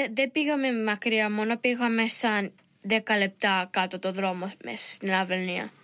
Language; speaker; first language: Greek; early bilingual, heritage; Greek